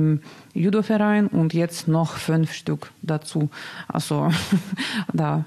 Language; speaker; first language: German; non-native, learner; Russian